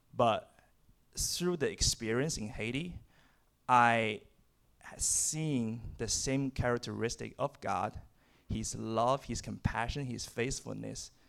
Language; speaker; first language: English; non-native, fluent; Chinese